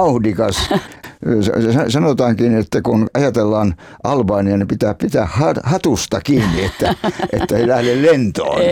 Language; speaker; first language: Finnish; native; Finnish